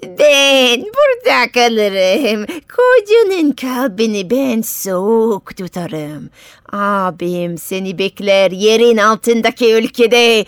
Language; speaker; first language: Turkish; non-native, fluent; French